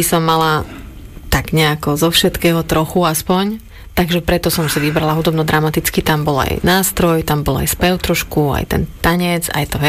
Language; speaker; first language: Slovak; native; Slovak